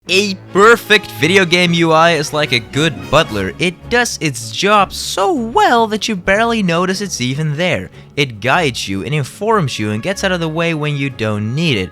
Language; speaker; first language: English; native; English